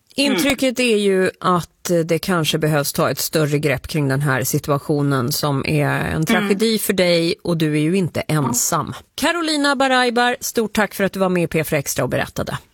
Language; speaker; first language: Swedish; native; Swedish